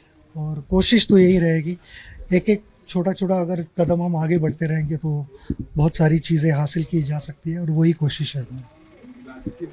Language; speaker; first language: Hindi; non-native, local second language; Marathi